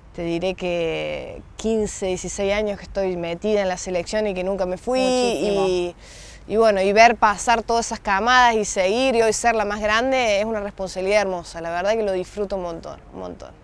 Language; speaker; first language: Spanish; native; Spanish